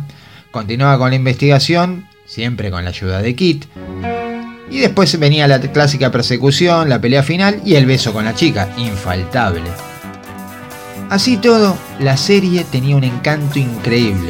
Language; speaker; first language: Spanish; native; Spanish